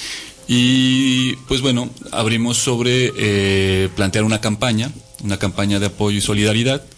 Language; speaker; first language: Spanish; native; Spanish